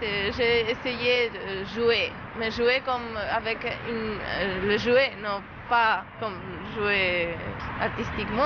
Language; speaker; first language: French; non-native, learner; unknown